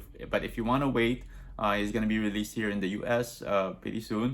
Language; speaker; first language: English; native; English